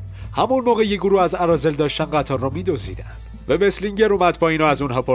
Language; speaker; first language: Persian; native; Persian